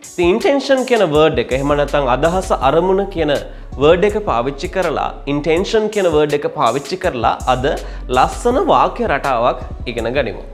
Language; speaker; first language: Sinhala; native; Sinhala